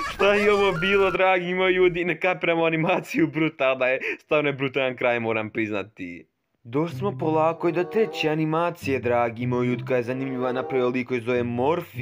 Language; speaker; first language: Serbian; native; Serbian